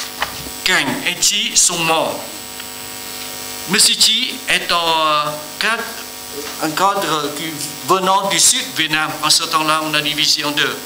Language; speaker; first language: French; non-native, learner; Vietnamese